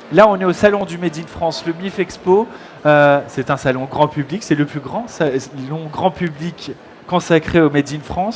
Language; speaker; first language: French; native; French